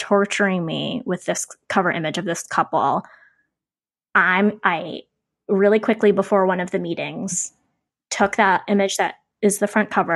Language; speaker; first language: English; native; English